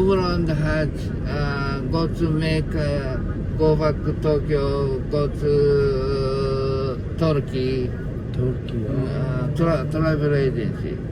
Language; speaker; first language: English; non-native, learner; Japanese